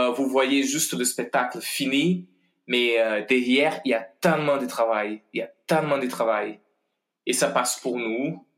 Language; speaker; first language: French; non-native, fluent; Portuguese